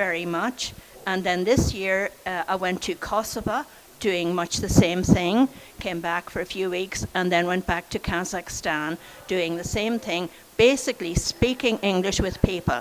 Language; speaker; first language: English; native; English